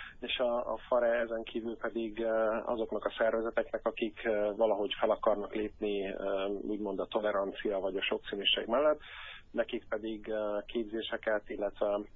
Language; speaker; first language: Hungarian; native; Hungarian